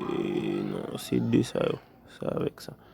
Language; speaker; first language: French; non-native, learner; Haitian Creole